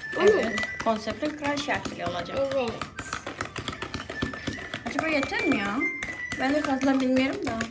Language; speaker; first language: Turkish; non-native, fluent; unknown